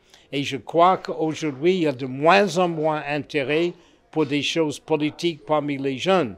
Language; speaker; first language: French; non-native, fluent; English